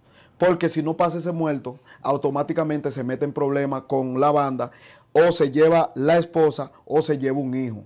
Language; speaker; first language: Spanish; native; Spanish